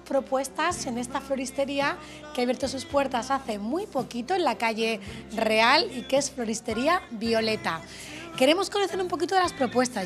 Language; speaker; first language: Spanish; native; Spanish